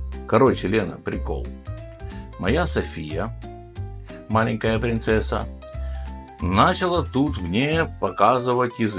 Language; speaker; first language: Russian; native; Russian